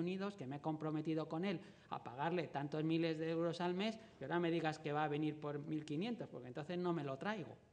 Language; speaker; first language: Spanish; native; Spanish